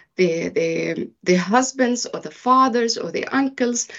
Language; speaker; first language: English; early bilingual, other home language; Arabic